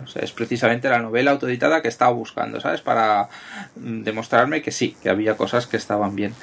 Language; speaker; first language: Spanish; native; Spanish